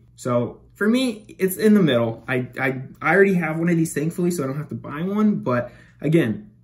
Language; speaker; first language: English; native; English